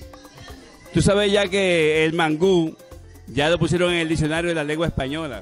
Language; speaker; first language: Spanish; native; Spanish